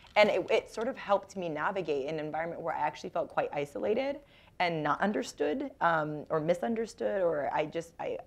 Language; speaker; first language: English; native; English